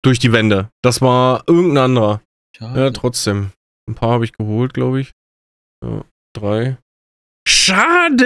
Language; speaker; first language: German; native; German